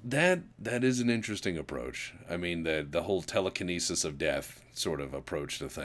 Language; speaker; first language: English; native; English